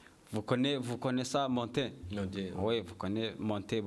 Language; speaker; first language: French; non-native, learner; Kinyarwanda